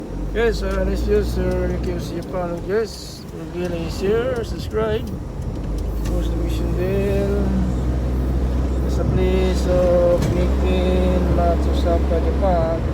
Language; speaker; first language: English; non-native, learner; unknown